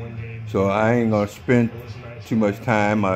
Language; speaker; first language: English; native; English